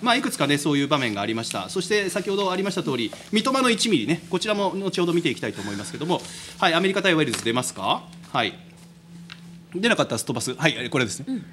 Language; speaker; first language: Japanese; native; Japanese